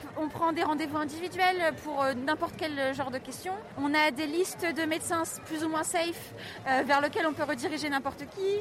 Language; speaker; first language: French; native; French